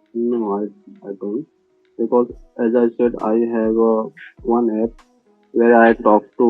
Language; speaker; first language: English; non-native, learner; Hindi